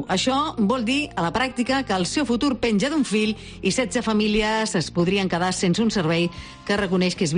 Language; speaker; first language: Catalan; native; Catalan